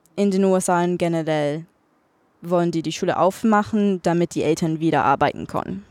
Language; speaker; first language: German; non-native, fluent; English